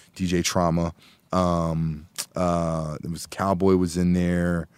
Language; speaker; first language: English; native; English